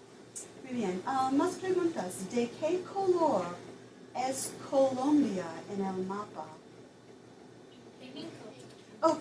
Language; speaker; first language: Spanish; non-native, fluent; English